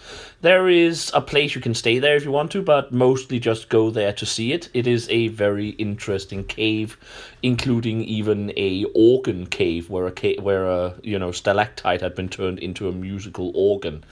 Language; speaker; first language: English; non-native, fluent; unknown